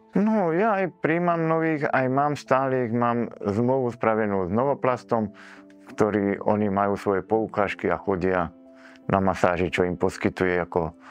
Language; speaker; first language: Slovak; native; Slovak